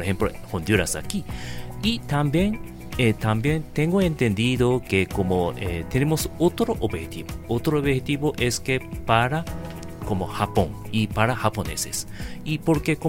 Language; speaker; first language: Spanish; non-native, learner; Japanese